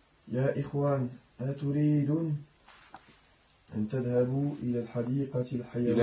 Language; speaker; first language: Arabic; non-native, learner; French